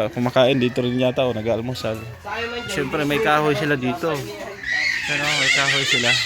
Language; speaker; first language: Filipino; non-native, local second language; Hiligaynon